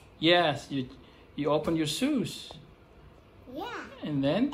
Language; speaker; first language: English; non-native, fluent; Indonesian